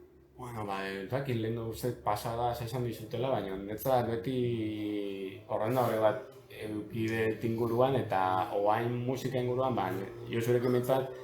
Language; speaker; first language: Basque; native; Basque